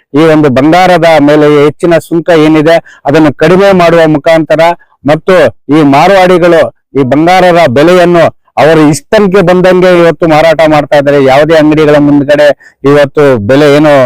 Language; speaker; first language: Kannada; native; Kannada